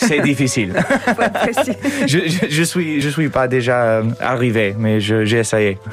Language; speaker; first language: French; non-native, learner; English